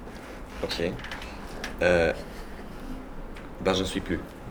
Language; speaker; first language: French; non-native, learner; Italian